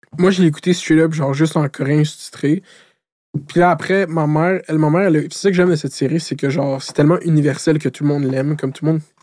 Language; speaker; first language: French; native; French